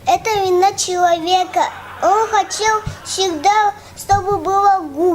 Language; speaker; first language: Russian; non-native, local second language; Tajik